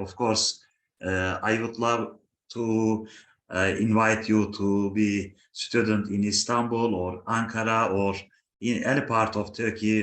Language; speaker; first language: English; non-native, fluent; Turkish